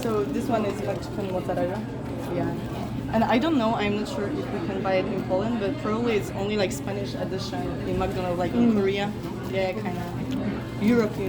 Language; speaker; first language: English; non-native, fluent; Polish